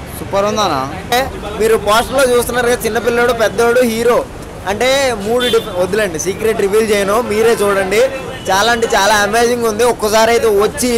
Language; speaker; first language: Telugu; native; Telugu